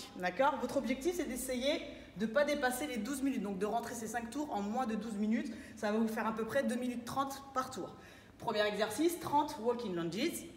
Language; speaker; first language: French; native; French